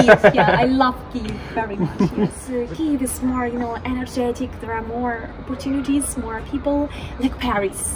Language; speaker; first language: English; non-native, fluent; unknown